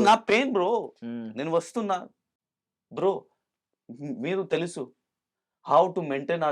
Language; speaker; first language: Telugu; non-native, local second language; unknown